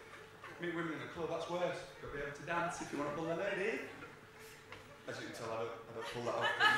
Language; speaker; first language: English; native; English